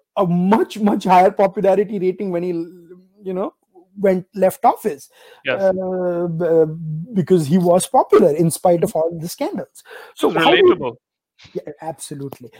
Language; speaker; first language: English; non-native, local second language; Gujarati